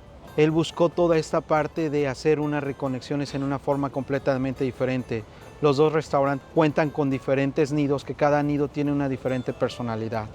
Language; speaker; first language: Spanish; native; Spanish